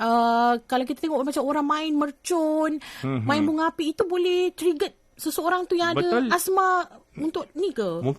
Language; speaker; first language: Malay; native; Malay